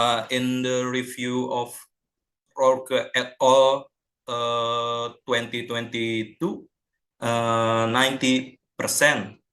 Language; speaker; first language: English; non-native, learner; Indonesian